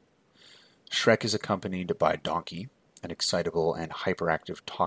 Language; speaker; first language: English; native; English